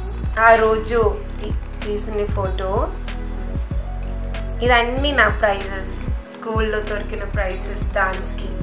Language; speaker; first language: Telugu; non-native, learner; Malayalam